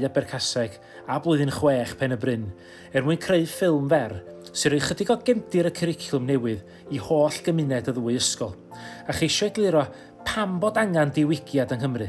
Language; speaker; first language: Welsh; native; Welsh